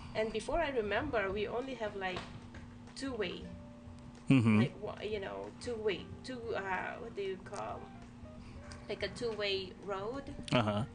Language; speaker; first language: English; non-native, local second language; Iloko